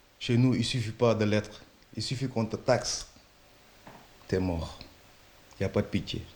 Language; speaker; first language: French; non-native, local second language; Wolof